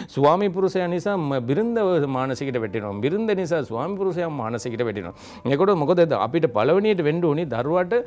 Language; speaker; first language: Sinhala; non-native, local second language; Tamil